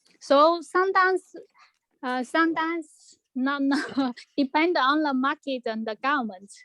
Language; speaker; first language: English; non-native, learner; Chinese